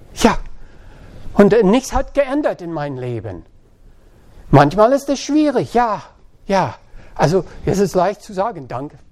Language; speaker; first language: German; non-native, fluent; English